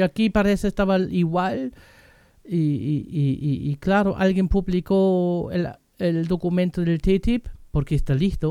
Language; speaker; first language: Spanish; non-native, fluent; German